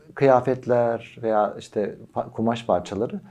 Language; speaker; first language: Turkish; native; Turkish